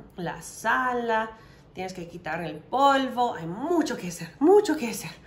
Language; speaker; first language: Spanish; non-native, fluent; English